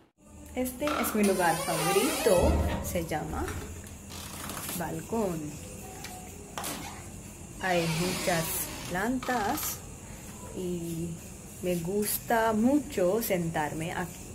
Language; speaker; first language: Spanish; non-native, learner; Hindi